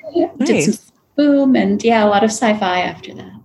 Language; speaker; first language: English; native; English